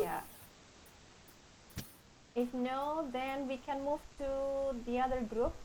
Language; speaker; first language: English; non-native, fluent; Indonesian